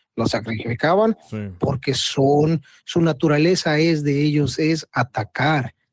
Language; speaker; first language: Spanish; native; Spanish